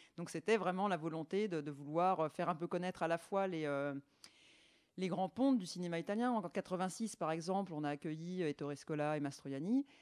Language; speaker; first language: French; native; French